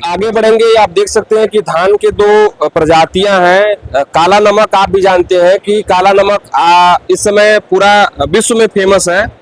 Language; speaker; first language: Hindi; native; Hindi